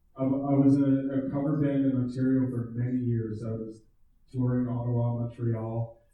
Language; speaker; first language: English; native; English